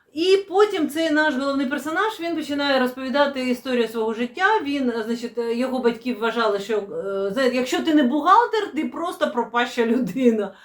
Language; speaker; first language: Ukrainian; non-native, local second language; Russian